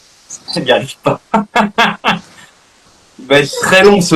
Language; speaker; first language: French; native; French